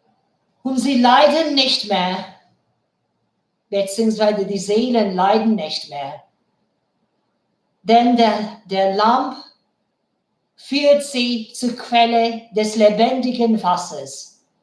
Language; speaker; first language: German; non-native, fluent; Bangla